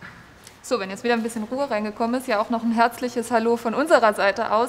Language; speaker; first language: German; native; German